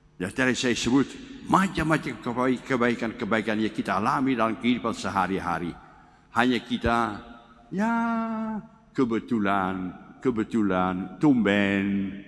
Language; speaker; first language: Malay; non-native, fluent; Dutch